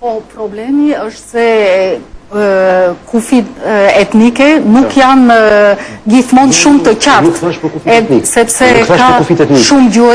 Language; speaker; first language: Albanian; non-native, fluent; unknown